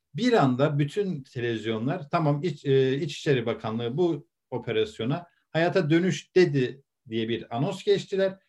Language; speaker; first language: Turkish; native; Turkish